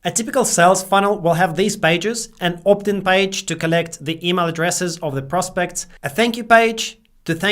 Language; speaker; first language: English; native; English